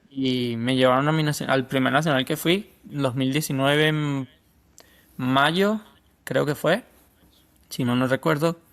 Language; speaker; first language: Spanish; native; Spanish